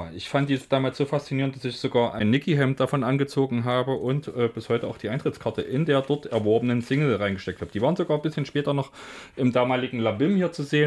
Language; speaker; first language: German; native; German